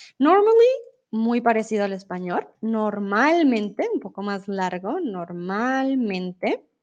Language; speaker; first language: Spanish; native; Spanish